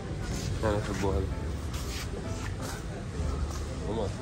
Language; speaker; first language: Arabic; non-native, learner; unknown